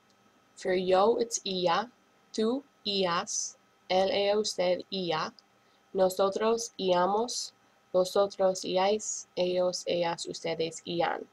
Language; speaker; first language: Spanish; non-native, fluent; English